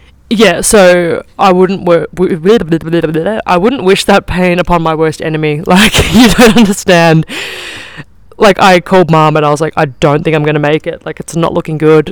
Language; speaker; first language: English; native; English